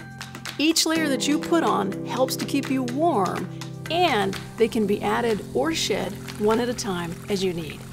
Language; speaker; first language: English; native; English